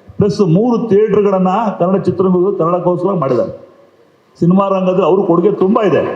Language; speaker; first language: Kannada; native; Kannada